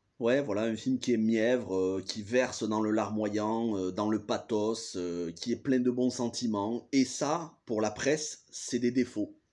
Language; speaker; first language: French; native; French